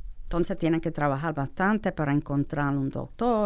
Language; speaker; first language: Spanish; non-native, fluent; English